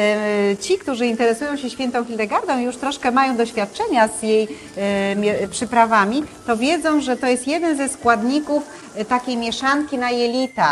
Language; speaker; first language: Polish; native; Polish